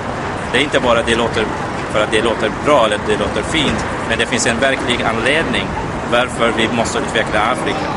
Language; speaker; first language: Swedish; non-native, fluent; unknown